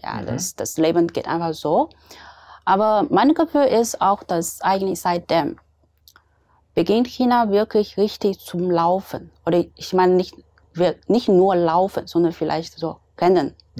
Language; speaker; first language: German; non-native, fluent; Chinese